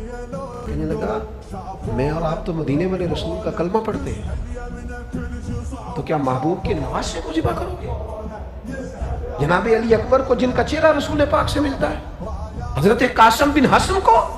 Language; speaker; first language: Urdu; non-native, local second language; Punjabi